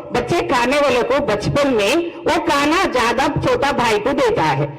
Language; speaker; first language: Hindi; non-native, local second language; Telugu